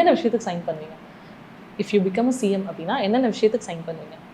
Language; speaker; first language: Tamil; native; Tamil